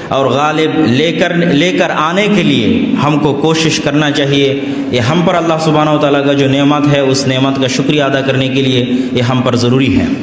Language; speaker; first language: Urdu; non-native, fluent; Bangla